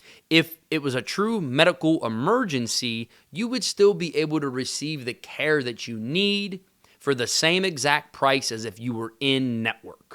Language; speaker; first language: English; native; English